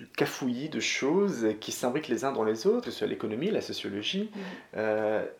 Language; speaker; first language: French; non-native, local second language; Arabic